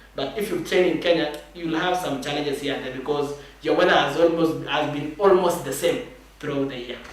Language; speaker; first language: English; non-native, local second language; Kalenjin